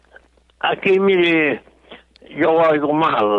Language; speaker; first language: Spanish; non-native, local second language; Galician